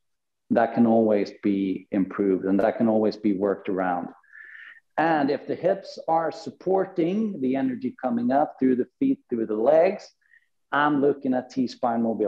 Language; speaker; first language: English; non-native, fluent; Swedish